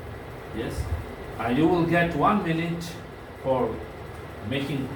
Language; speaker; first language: English; non-native, fluent; Bangla